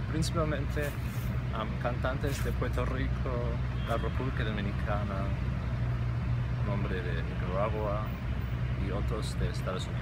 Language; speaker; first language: Spanish; non-native, fluent; English